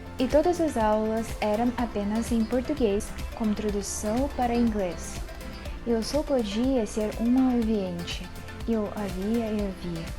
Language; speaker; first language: Portuguese; non-native, learner; Russian